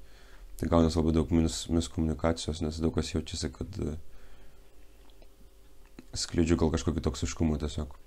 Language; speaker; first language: Lithuanian; native; Lithuanian